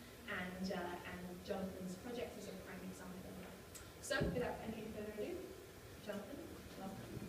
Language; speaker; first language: English; native; English